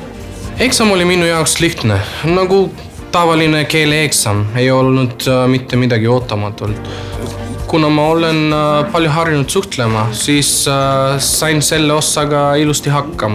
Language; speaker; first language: Estonian; non-native, fluent; Macedonian